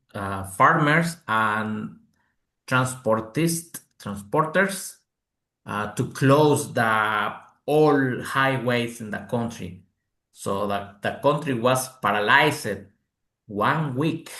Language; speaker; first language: English; non-native, learner; Spanish